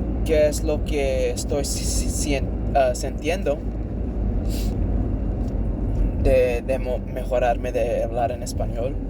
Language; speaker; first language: Spanish; early bilingual, heritage; English